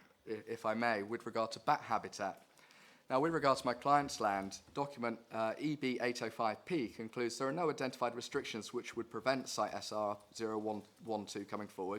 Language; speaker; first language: English; native; English